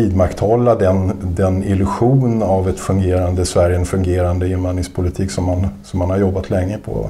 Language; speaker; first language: Swedish; native; Swedish